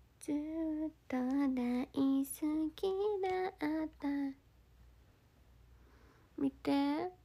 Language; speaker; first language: Japanese; native; Japanese